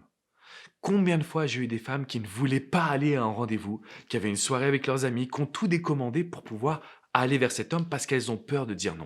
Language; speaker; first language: French; native; French